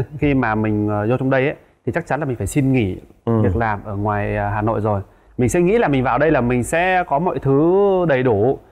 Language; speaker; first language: Vietnamese; non-native, local second language; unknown